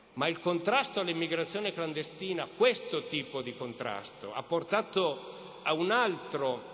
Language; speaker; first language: Italian; native; Italian